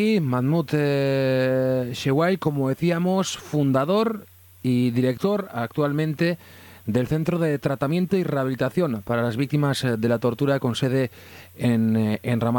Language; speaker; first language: Spanish; native; Spanish